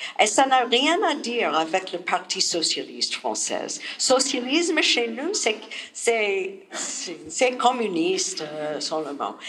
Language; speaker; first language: French; non-native, learner; English